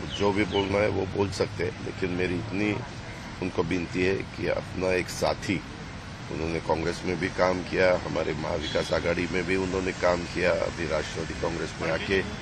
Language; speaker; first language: Hindi; non-native, local second language; Marathi